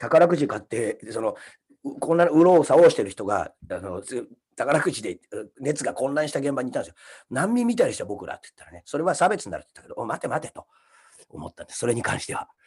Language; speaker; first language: Japanese; native; Japanese